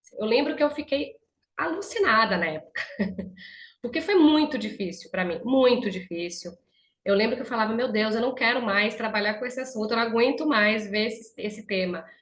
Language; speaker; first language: Portuguese; native; Portuguese